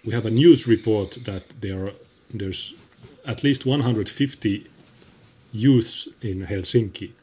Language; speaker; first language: English; non-native, fluent; Finnish